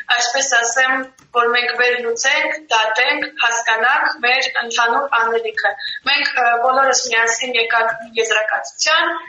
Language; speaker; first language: Armenian; early bilingual, heritage; Armenian